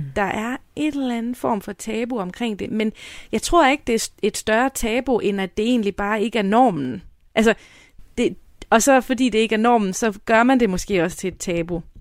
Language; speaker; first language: Danish; native; Danish